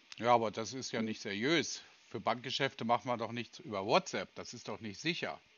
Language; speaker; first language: German; native; German